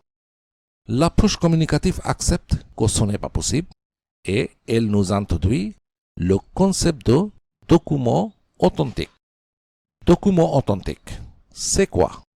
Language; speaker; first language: French; non-native, fluent; Bangla